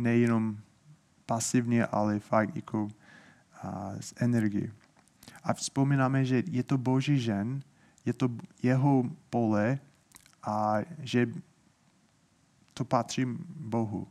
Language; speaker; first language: Czech; non-native, fluent; English